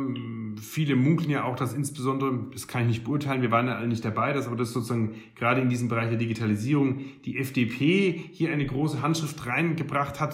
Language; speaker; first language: German; native; German